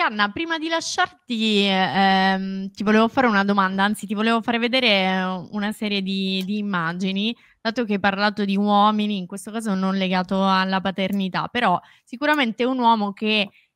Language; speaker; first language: Italian; native; Italian